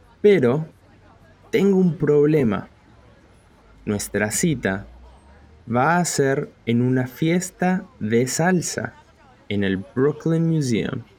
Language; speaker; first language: Spanish; early bilingual, heritage; Spanish